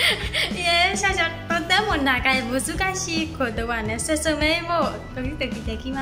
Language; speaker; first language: Japanese; non-native, learner; Burmese